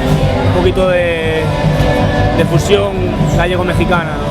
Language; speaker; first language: Spanish; native; Spanish